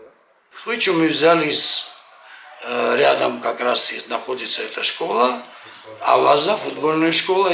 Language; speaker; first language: Russian; non-native, fluent; Georgian